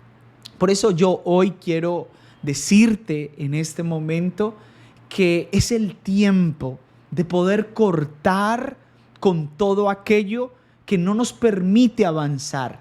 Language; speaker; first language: Spanish; native; Spanish